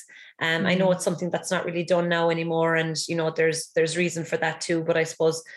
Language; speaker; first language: English; native; English